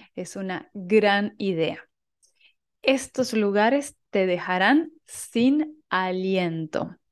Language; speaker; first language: Spanish; native; Spanish